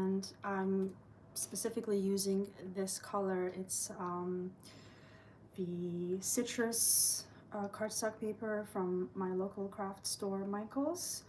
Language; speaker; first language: English; early bilingual, other home language; Albanian